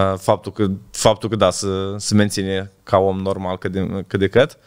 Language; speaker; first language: Romanian; native; Romanian